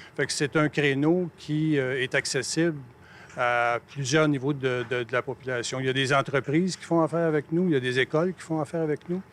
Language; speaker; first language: French; native; French